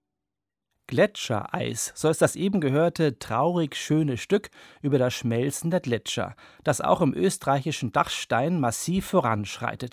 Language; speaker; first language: German; native; German